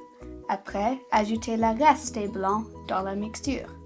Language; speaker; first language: French; non-native, learner; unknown